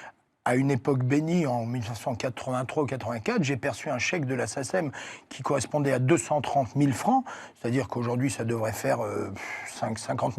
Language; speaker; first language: French; native; French